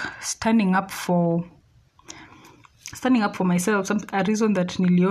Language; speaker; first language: English; non-native, local second language; Swahili